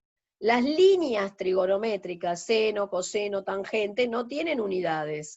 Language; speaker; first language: Spanish; native; Spanish